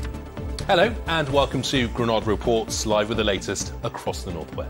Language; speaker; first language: English; native; English